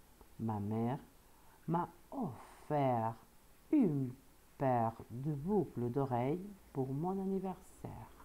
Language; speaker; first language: French; non-native, fluent; Spanish